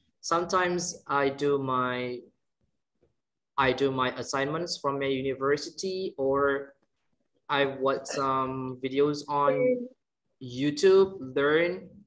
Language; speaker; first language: English; non-native, fluent; Indonesian